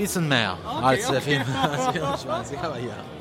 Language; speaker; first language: German; non-native, learner; Italian